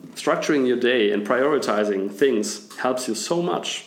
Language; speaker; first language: English; non-native, fluent; German